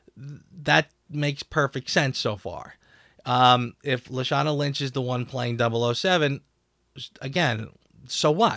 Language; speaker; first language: English; native; English